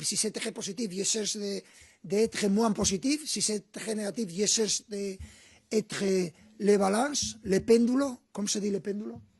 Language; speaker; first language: French; non-native, fluent; Spanish